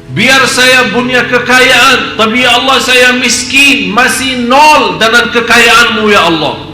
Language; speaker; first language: Indonesian; non-native, fluent; Arabic